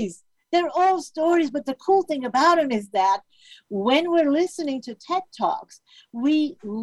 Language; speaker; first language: English; non-native, fluent; Armenian